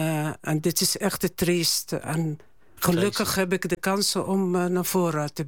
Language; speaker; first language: Dutch; non-native, learner; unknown